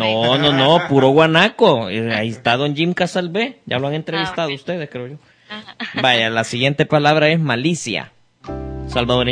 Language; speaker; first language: Spanish; native; Spanish